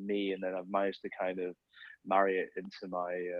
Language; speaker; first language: English; native; English